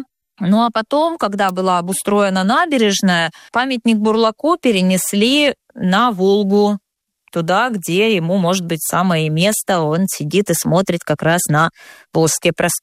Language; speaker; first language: Russian; native; Russian